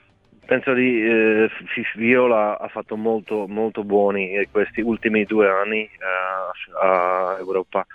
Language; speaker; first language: Italian; non-native, fluent; Czech